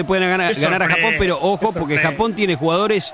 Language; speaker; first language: Spanish; native; Spanish